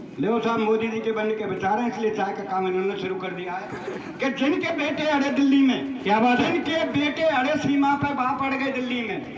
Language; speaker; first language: Hindi; native; Hindi